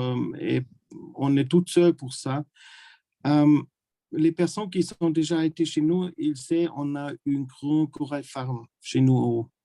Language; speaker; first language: French; non-native, learner; German